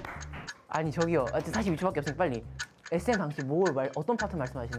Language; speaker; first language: Korean; native; Korean